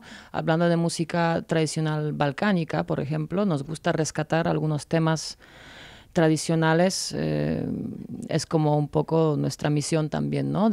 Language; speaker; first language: Spanish; non-native, fluent; Polish